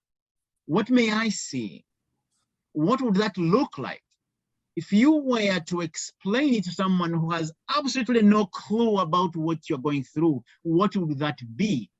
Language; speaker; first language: English; non-native, local second language; Ganda